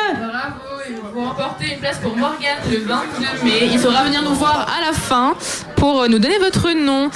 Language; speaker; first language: French; native; French